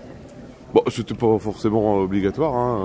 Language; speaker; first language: French; native; French